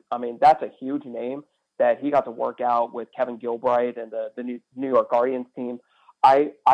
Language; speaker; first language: English; native; English